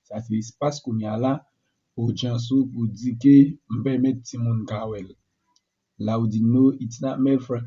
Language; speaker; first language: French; non-native, learner; Haitian Creole